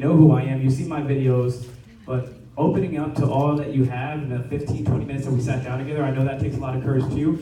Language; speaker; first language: English; native; English